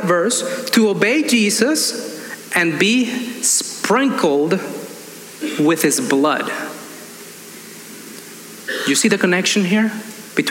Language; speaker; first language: English; non-native, fluent; Spanish